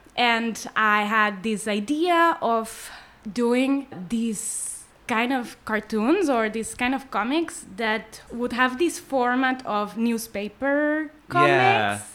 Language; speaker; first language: English; non-native, fluent; Spanish